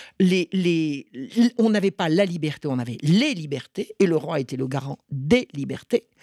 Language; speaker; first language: French; native; French